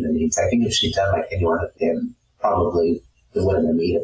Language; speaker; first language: English; non-native, local second language; Shona